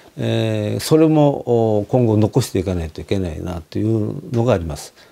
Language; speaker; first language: Japanese; native; Japanese